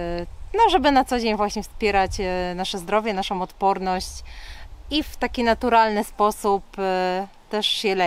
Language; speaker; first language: Polish; native; Polish